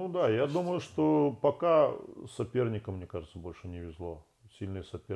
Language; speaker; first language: Russian; native; Russian